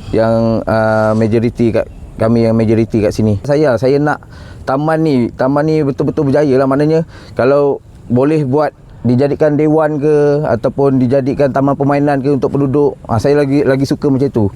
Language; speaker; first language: Malay; native; Malay